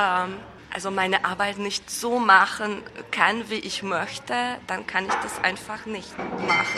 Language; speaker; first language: German; non-native, fluent; Hungarian